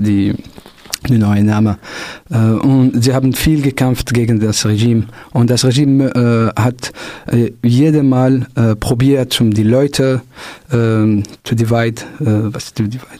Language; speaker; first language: German; non-native, local second language; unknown